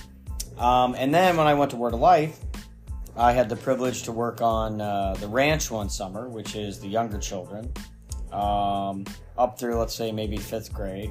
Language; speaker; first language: English; native; English